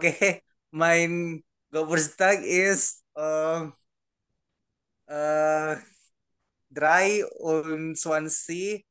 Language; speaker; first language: German; non-native, learner; Indonesian